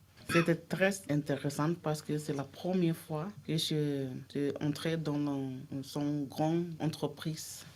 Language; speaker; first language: French; non-native, learner; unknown